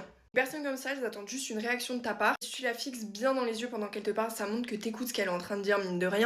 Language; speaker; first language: French; native; French